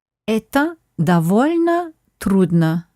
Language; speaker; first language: Russian; non-native, fluent; English